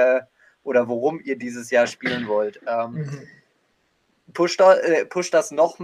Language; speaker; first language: German; native; German